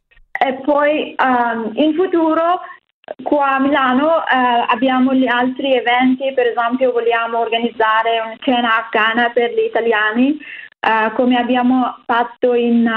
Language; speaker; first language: Italian; non-native, learner; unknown